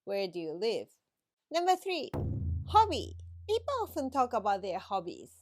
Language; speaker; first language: English; non-native, fluent; Japanese